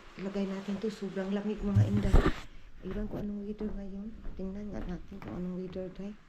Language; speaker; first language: Filipino; non-native, local second language; Cebuano